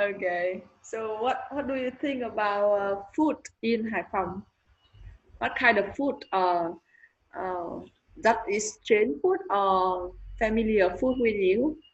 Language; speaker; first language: English; non-native, learner; Vietnamese